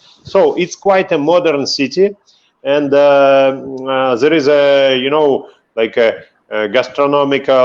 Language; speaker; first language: English; non-native, fluent; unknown